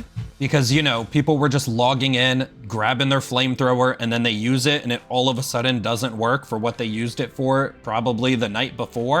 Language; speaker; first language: English; native; English